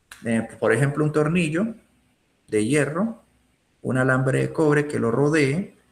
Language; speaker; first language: Spanish; native; Spanish